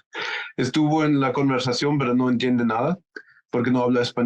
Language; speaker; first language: Spanish; non-native, fluent; German